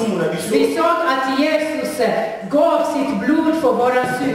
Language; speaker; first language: Swedish; non-native, fluent; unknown